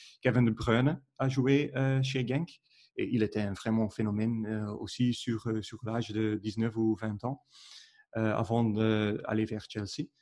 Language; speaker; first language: French; non-native, learner; Dutch